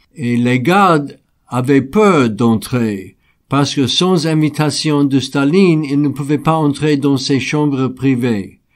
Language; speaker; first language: French; non-native, fluent; English